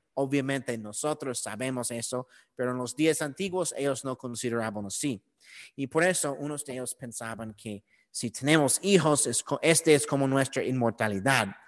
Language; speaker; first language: Spanish; non-native, learner; English